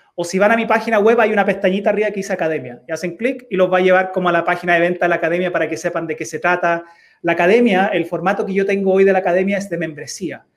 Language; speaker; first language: Spanish; early bilingual, heritage; Spanish